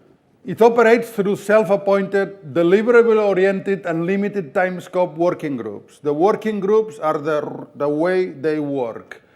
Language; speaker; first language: English; non-native, fluent; Catalan